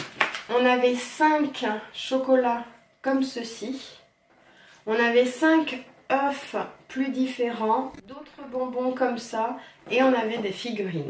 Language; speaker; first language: French; native; French